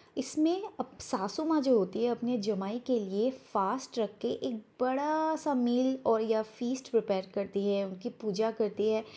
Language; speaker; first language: Hindi; non-native, local second language; Bangla